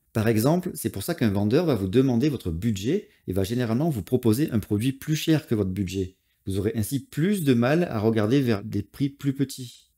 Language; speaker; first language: French; native; French